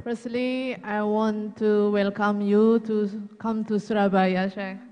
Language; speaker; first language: English; non-native, learner; Indonesian